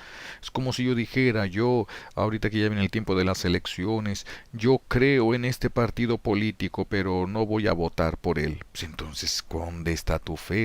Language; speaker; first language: Spanish; native; Spanish